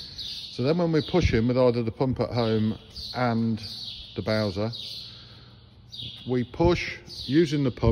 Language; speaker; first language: English; native; English